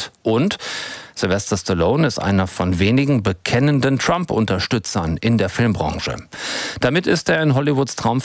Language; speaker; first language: German; native; German